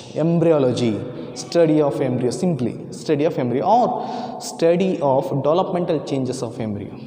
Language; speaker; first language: English; non-native, local second language; Kannada